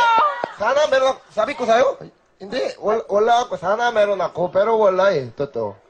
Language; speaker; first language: Filipino; non-native, learner; Korean